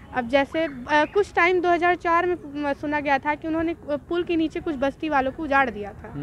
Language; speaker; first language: Hindi; native; Hindi